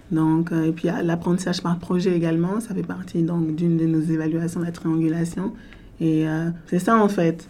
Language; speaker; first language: French; native; French